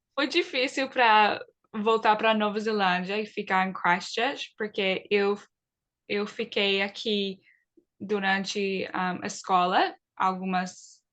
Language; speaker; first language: Portuguese; early bilingual, other home language; English